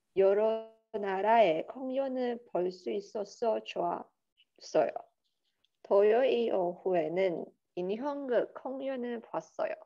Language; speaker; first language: Korean; non-native, learner; Chinese